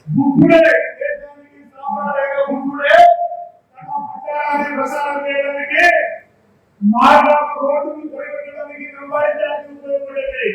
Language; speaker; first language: Telugu; non-native, local second language; Lambadi